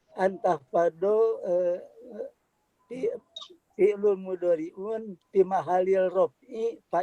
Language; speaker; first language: Arabic; non-native, learner; Indonesian